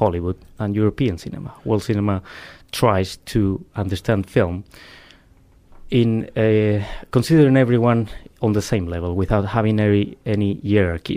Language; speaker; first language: English; non-native, fluent; Spanish